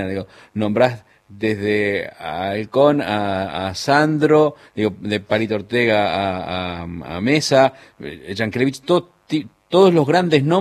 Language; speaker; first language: Spanish; native; Spanish